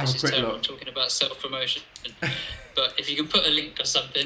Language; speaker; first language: English; native; English